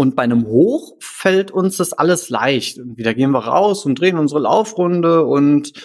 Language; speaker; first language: German; native; German